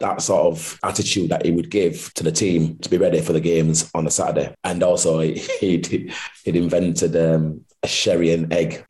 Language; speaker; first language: English; native; English